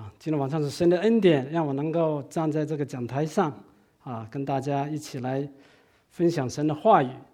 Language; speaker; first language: Chinese; non-native, local second language; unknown